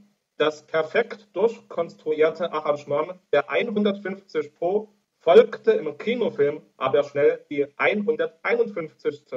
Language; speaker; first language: German; native; German